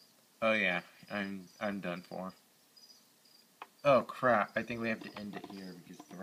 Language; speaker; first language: English; native; English